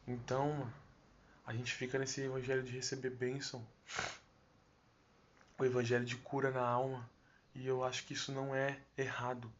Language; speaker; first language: Portuguese; native; Portuguese